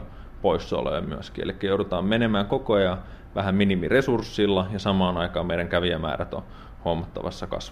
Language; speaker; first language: Finnish; native; Finnish